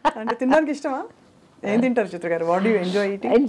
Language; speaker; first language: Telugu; native; Telugu